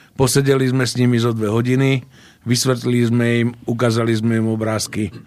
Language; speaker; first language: Slovak; native; Slovak